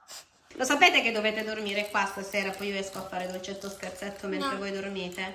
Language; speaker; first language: Italian; native; Italian